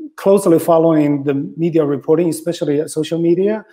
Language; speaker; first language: English; non-native, fluent; Chinese